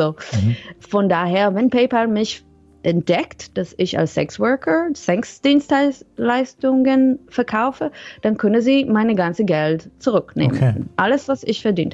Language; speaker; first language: German; non-native, fluent; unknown